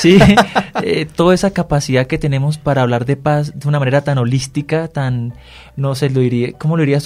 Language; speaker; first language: Spanish; native; Spanish